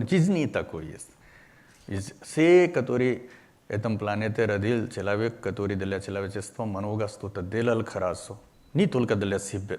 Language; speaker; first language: Russian; non-native, learner; Hindi